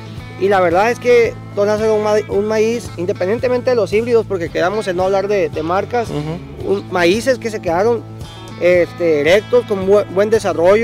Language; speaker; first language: Spanish; native; Spanish